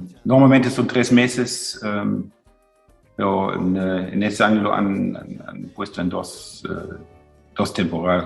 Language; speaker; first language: Spanish; non-native, fluent; German